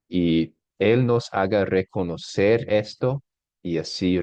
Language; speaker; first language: Spanish; non-native, fluent; English